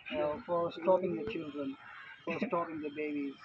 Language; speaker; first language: English; non-native, local second language; Urdu